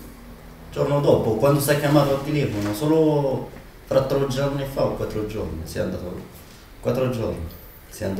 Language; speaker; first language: Italian; non-native, learner; Arabic